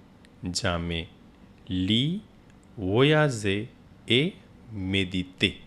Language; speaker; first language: French; non-native, fluent; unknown